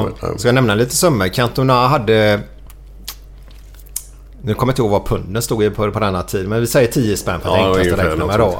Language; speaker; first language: Swedish; native; Swedish